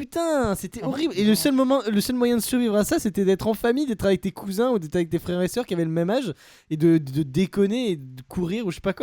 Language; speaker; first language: French; native; French